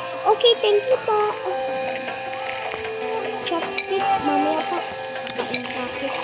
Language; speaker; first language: Filipino; non-native, local second language; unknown